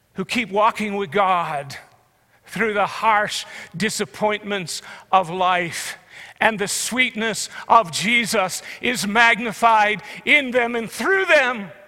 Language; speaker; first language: English; native; English